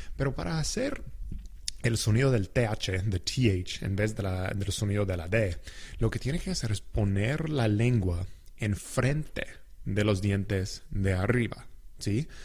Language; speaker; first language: Spanish; non-native, fluent; English